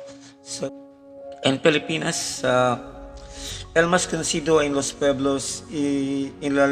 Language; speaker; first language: Spanish; non-native, learner; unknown